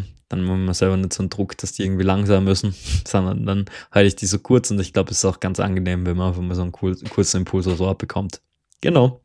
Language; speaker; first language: German; native; German